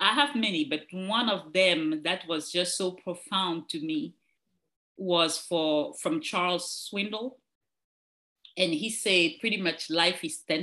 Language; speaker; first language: English; non-native, local second language; French